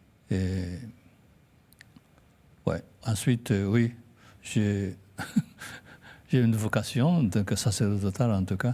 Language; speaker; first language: French; non-native, fluent; Japanese